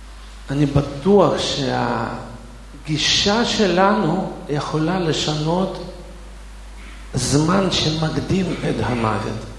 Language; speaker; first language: Hebrew; non-native, fluent; Russian